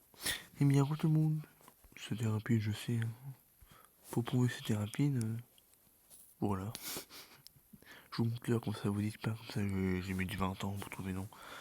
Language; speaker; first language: French; native; French